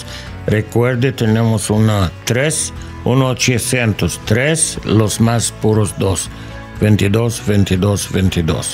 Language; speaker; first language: Spanish; non-native, learner; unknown